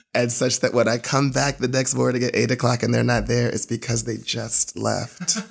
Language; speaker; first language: English; native; English